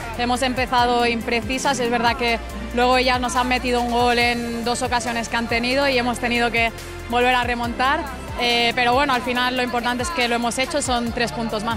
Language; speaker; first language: Spanish; native; Spanish